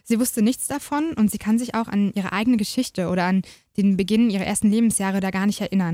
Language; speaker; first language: German; native; German